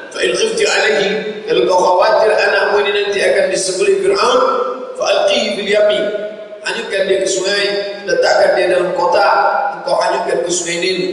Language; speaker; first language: Malay; native; Malay